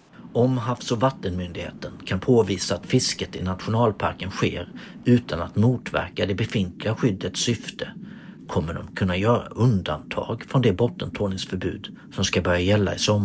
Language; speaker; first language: Swedish; native; Swedish